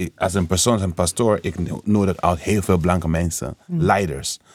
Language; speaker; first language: Dutch; non-native, fluent; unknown